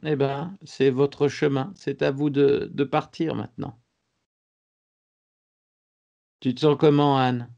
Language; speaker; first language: French; native; French